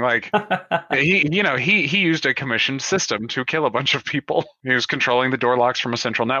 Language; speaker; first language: English; native; English